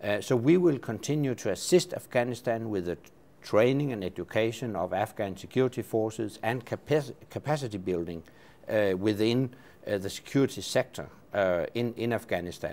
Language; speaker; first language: English; non-native, fluent; Danish